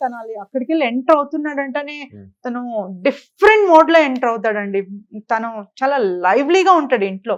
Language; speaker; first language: Telugu; native; Telugu